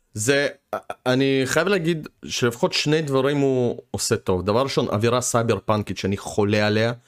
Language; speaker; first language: Hebrew; early bilingual, other home language; Russian